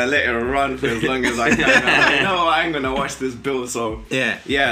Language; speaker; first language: English; non-native, local second language; Shona